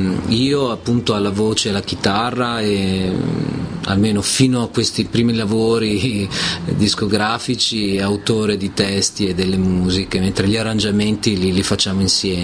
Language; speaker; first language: Italian; native; Italian